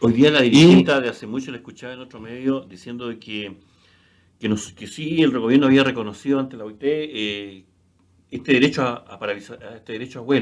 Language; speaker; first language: Spanish; native; Spanish